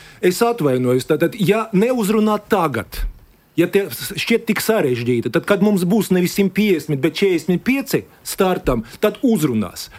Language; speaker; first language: Latvian; non-native, local second language; Russian